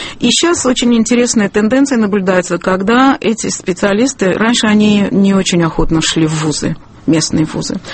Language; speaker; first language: Russian; non-native, local second language; Azerbaijani